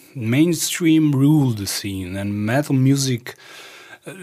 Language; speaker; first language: English; early bilingual, other home language; Croatian